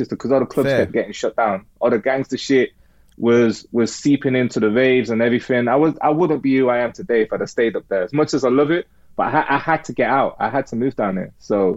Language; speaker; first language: English; native; English